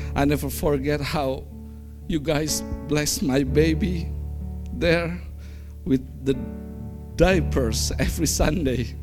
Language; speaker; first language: English; non-native, fluent; Indonesian